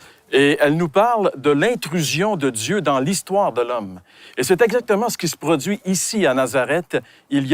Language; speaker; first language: French; native; French